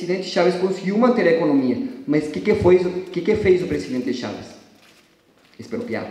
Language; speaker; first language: Portuguese; non-native, fluent; Spanish